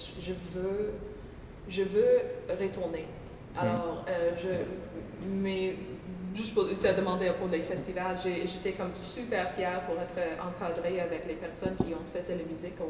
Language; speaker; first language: French; non-native, local second language; English